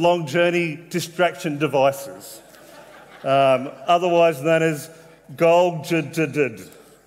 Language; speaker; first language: English; native; English